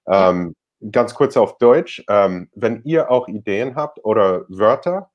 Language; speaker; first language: German; non-native, fluent; English